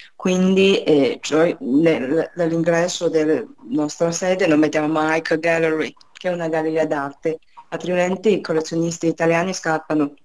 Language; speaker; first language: Italian; non-native, fluent; Chinese